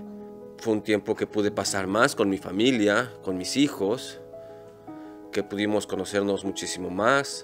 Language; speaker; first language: Spanish; native; Spanish